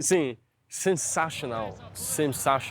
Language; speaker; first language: Portuguese; non-native, learner; English